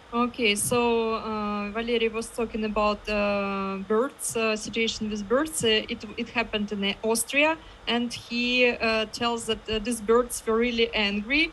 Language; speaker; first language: English; non-native, fluent; Ukrainian